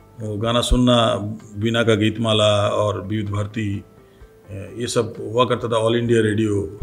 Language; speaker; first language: Hindi; non-native, local second language; Bangla